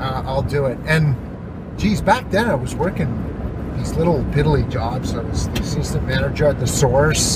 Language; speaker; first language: English; native; English